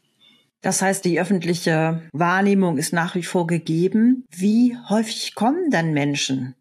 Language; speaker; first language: German; native; German